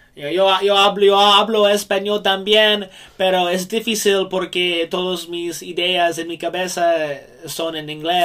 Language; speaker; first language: Spanish; non-native, learner; English